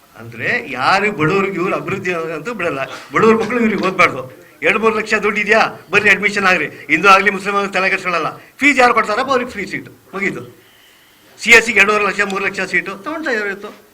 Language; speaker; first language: Kannada; non-native, local second language; Urdu